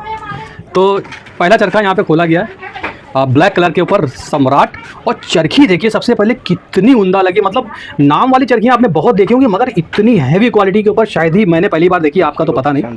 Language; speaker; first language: Hindi; native; Hindi